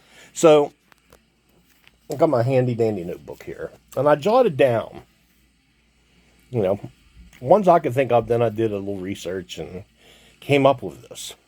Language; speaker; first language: English; native; English